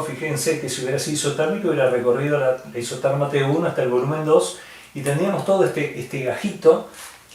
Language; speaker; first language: Spanish; native; Spanish